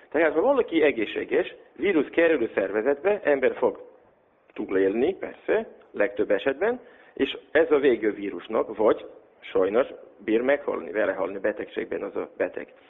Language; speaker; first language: Hungarian; non-native, local second language; Serbian